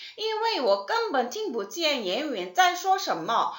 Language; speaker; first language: Chinese; non-native, fluent; Korean